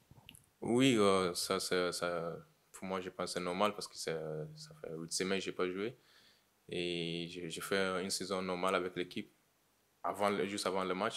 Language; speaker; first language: French; non-native, learner; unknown